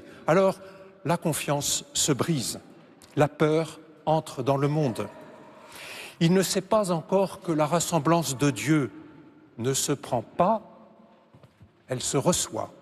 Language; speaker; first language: French; native; French